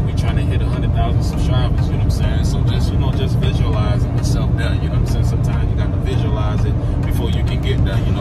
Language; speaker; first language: English; native; English